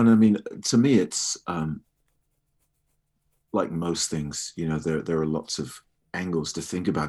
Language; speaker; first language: English; native; English